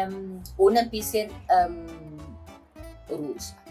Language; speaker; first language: German; non-native, fluent; Italian